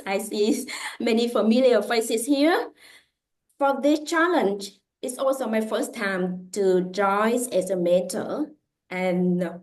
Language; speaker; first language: English; non-native, fluent; Vietnamese